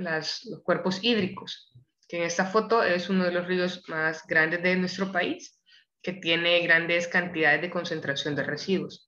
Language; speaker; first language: Spanish; native; Spanish